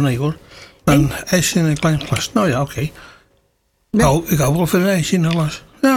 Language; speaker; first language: Dutch; native; Dutch